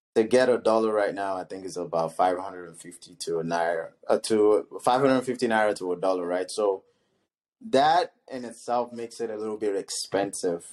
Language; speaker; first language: English; non-native, local second language; Yoruba